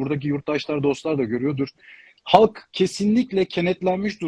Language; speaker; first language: Turkish; native; Turkish